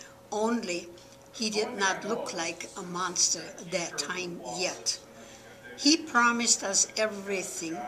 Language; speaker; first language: English; non-native, fluent; German